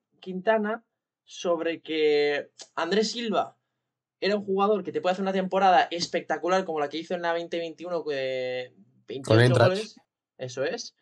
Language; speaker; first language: Spanish; native; Spanish